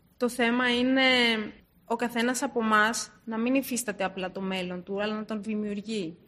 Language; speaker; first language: Greek; early bilingual, other home language; Turkish